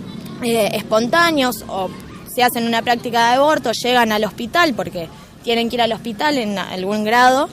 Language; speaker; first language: Spanish; native; Spanish